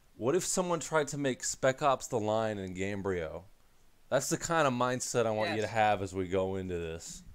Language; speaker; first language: English; native; English